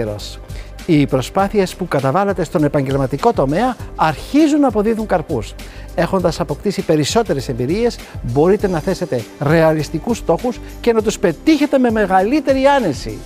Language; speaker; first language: Greek; native; Greek